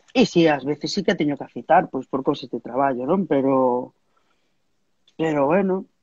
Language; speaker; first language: Galician; native; Galician